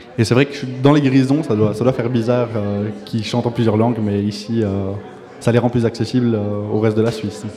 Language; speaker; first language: French; native; French